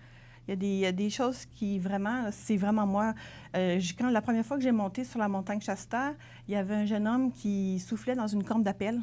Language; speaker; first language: French; native; French